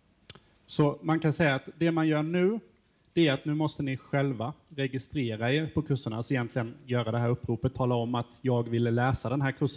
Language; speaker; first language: Swedish; native; Swedish